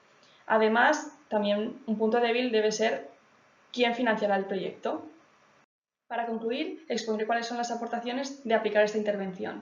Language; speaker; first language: Spanish; native; Spanish